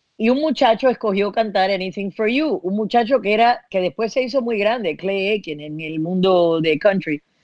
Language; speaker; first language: Spanish; early bilingual, heritage; Spanish